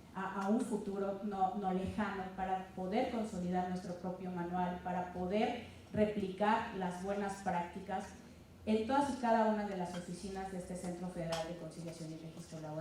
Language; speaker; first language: Spanish; native; Spanish